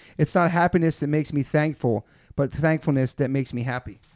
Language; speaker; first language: English; native; English